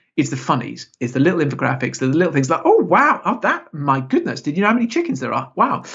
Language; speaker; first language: English; native; English